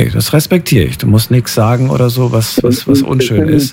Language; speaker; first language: German; native; German